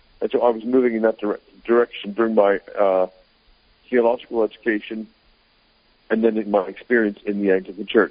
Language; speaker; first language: English; native; English